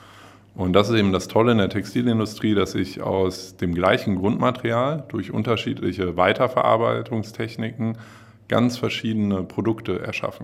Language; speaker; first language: German; native; German